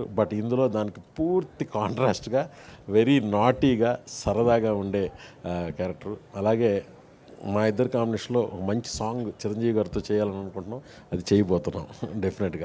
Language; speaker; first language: Telugu; native; Telugu